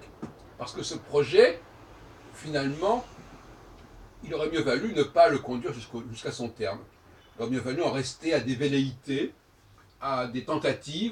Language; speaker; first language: French; native; French